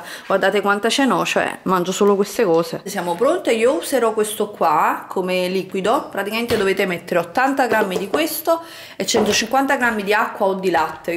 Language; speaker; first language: Italian; native; Italian